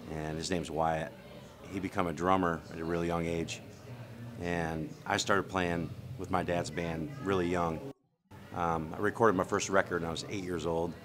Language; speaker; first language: English; native; English